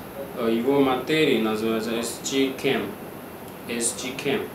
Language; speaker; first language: Russian; non-native, learner; Chinese